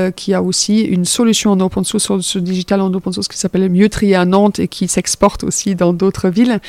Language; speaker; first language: French; non-native, fluent; German